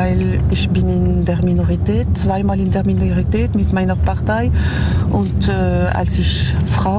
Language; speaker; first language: German; non-native, local second language; French